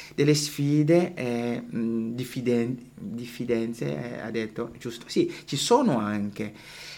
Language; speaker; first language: Italian; non-native, fluent; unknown